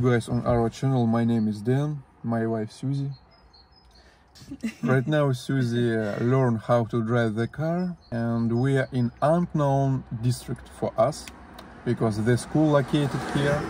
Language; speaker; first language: English; non-native, learner; Russian